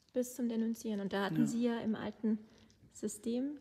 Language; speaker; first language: German; native; German